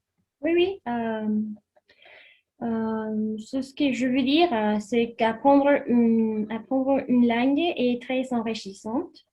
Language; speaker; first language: French; non-native, learner; Spanish